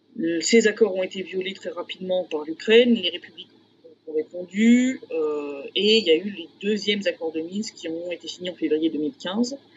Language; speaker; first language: French; native; French